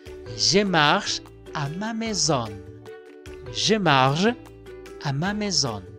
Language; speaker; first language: French; non-native, learner; Spanish